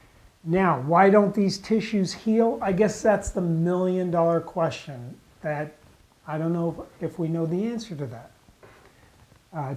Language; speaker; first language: English; native; English